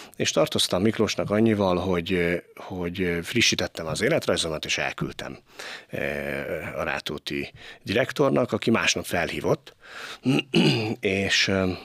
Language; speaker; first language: Hungarian; native; Hungarian